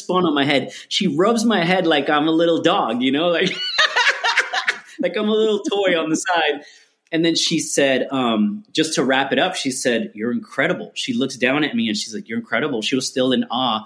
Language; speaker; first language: English; early bilingual, other home language; Spanish